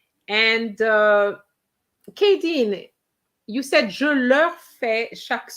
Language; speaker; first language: French; non-native, fluent; English